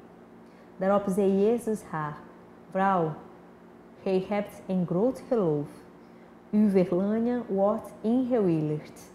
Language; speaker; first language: Dutch; non-native, fluent; Portuguese